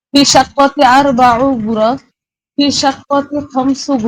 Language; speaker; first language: Arabic; non-native, learner; Bangla